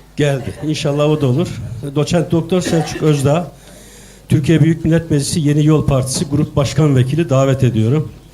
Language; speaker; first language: Turkish; native; Turkish